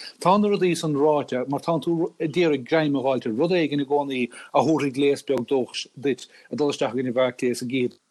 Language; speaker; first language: Irish; native; Irish